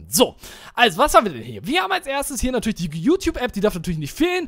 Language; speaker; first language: German; native; German